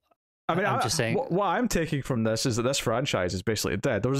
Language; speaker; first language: English; native; English